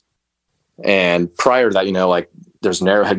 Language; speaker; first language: English; native; English